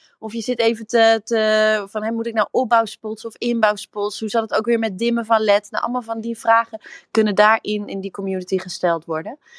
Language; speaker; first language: Dutch; native; Dutch